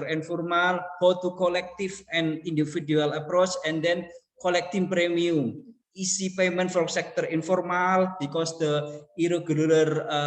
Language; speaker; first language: English; non-native, learner; Indonesian